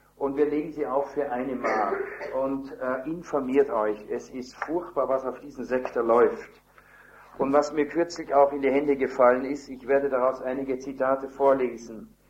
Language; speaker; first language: German; native; German